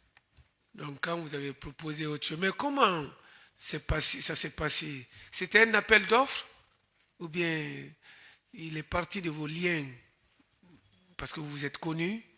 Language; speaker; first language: French; native; French